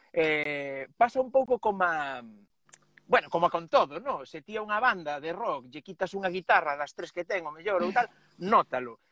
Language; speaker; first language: Galician; non-native, local second language; Spanish